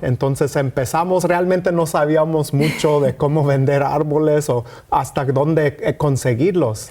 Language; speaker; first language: Spanish; early bilingual, heritage; Spanish